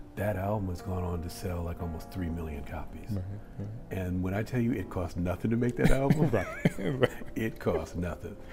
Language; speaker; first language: English; native; English